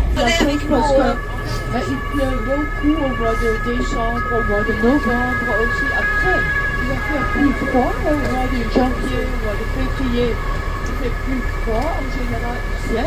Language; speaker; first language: French; non-native, fluent; Dutch